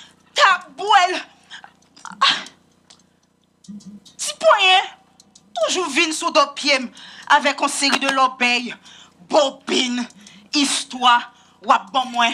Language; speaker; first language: French; non-native, local second language; Haitian Creole